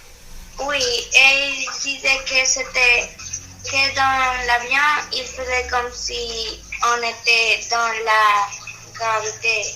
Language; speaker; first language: French; non-native, learner; Spanish